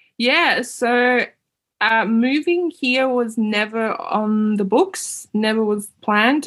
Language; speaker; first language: English; early bilingual, other home language; Uyghur